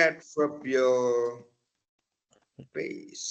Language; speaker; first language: English; non-native, fluent; Indonesian